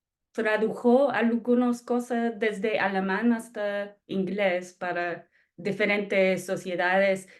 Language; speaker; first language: Spanish; non-native, fluent; English